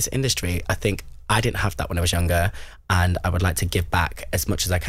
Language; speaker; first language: English; native; English